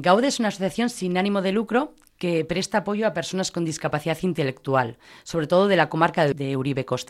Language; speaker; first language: Spanish; native; Spanish